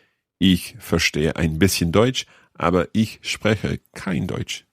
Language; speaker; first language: German; non-native, learner; English